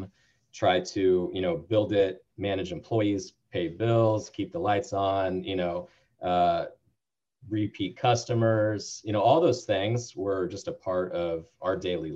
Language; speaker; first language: English; native; English